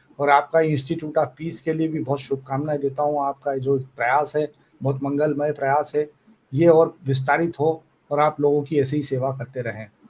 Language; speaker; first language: Hindi; native; Hindi